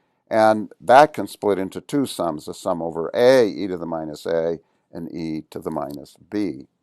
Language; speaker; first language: English; native; English